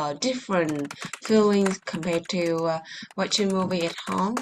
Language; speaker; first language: English; non-native, learner; Vietnamese